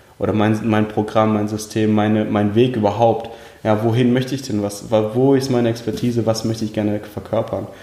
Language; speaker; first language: German; early bilingual, other home language; Russian